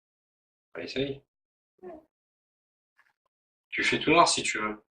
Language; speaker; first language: French; native; French